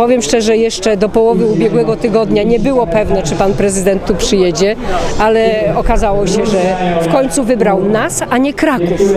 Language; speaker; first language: Polish; native; Polish